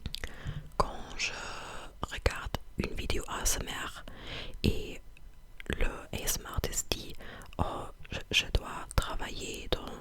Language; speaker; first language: French; non-native, fluent; English